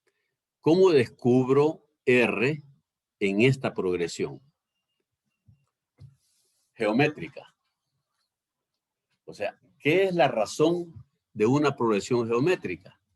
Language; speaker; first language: Spanish; native; Spanish